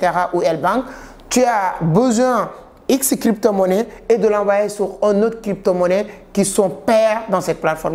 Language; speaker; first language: French; non-native, local second language; Wolof